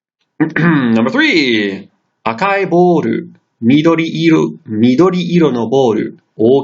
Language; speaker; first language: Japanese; non-native, fluent; English